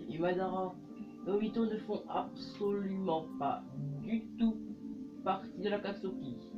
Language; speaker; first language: French; native; French